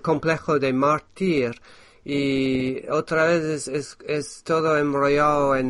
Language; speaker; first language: Spanish; non-native, fluent; English